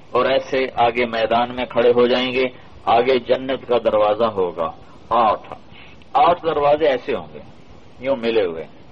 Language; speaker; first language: Urdu; non-native, local second language; Punjabi